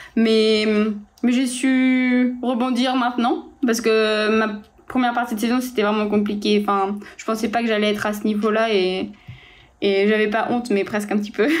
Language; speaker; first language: French; native; French